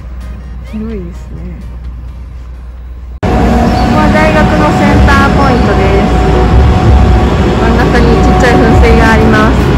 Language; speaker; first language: Japanese; non-native, fluent; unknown